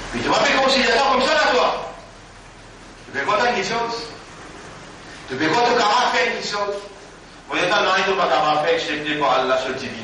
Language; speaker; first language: French; non-native, local second language; Morisyen